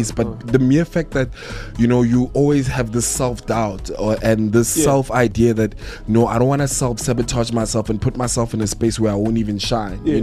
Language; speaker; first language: English; non-native, local second language; Tswana